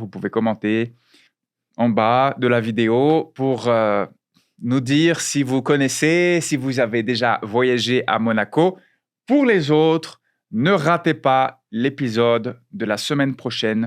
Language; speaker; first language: French; non-native, fluent; Portuguese